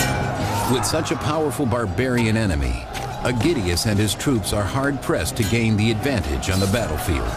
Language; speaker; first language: English; native; English